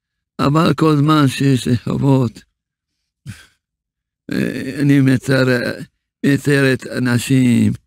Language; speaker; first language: Hebrew; early bilingual, other home language; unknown